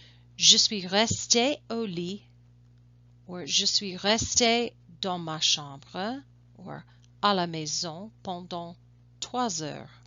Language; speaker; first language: French; non-native, fluent; English